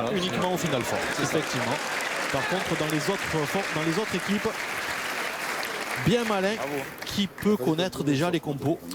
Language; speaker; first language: French; native; French